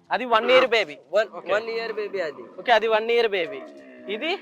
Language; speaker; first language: Telugu; non-native, local second language; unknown